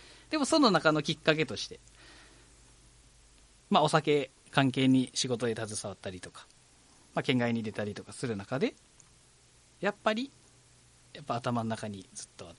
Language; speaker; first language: Japanese; native; Japanese